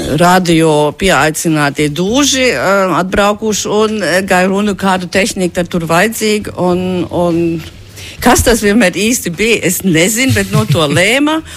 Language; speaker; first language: Latvian; early bilingual, heritage; German